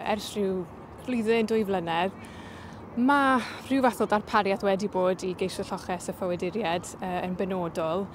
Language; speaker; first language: Welsh; native; Welsh